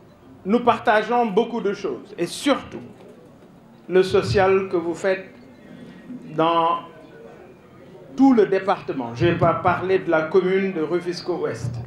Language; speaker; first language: French; non-native, local second language; Wolof